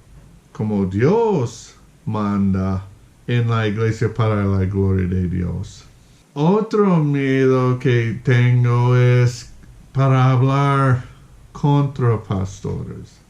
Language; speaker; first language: Spanish; non-native, fluent; English